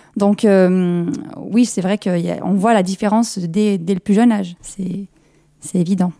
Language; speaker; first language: French; early bilingual, other home language; Kabyle